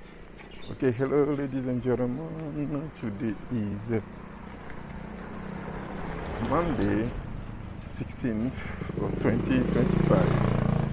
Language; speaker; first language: English; non-native, fluent; French